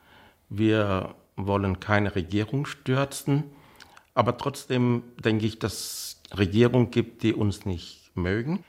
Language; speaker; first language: German; non-native, fluent; Vietnamese